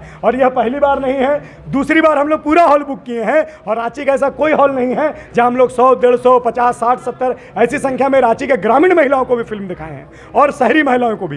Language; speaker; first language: Hindi; native; Hindi